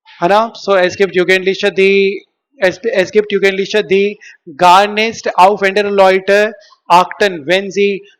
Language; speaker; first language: German; non-native, learner; Hindi